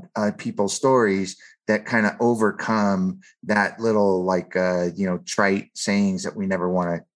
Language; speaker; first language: English; native; English